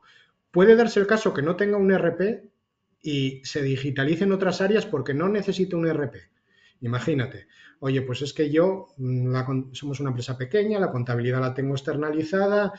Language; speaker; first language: Spanish; native; Spanish